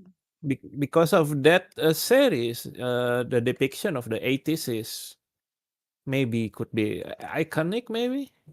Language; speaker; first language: English; non-native, learner; Indonesian